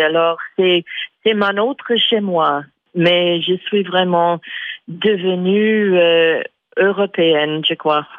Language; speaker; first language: French; non-native, fluent; English